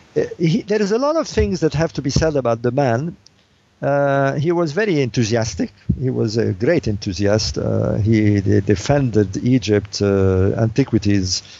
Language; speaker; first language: English; non-native, fluent; Arabic